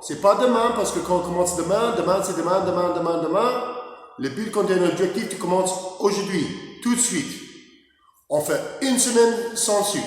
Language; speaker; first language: French; non-native, learner; English